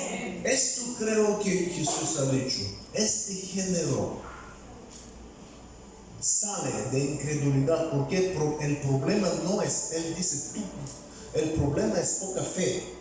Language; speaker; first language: Spanish; non-native, fluent; Bulgarian